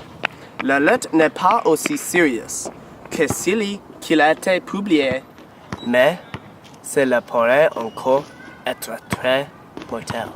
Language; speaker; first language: French; non-native, learner; English